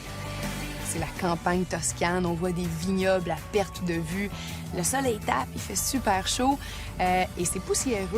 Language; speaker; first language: French; native; French